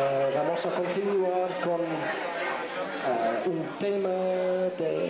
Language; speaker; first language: Spanish; non-native, learner; English